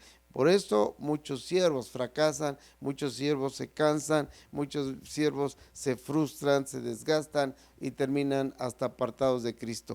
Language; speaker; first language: Spanish; native; Spanish